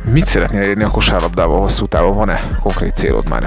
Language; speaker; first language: Hungarian; native; Hungarian